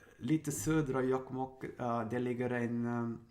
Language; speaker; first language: Swedish; non-native, learner; Sinhala